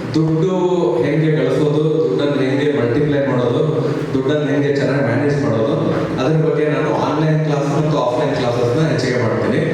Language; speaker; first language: Kannada; non-native, local second language; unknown